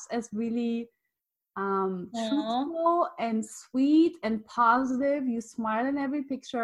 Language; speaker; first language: English; non-native, fluent; German